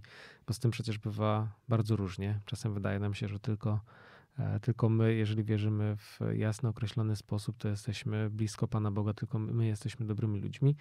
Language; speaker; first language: Polish; native; Polish